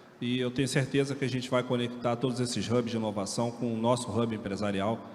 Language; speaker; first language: Portuguese; native; Portuguese